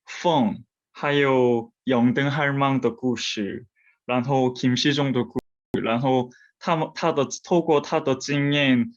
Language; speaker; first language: Chinese; non-native, fluent; Korean